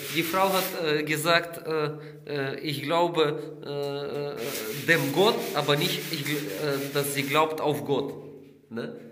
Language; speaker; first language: German; non-native, learner; Russian